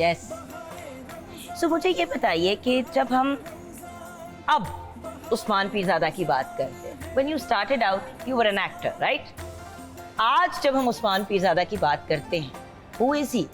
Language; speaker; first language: Urdu; native; Urdu